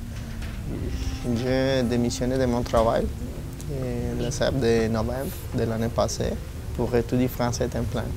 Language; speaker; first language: French; non-native, learner; Spanish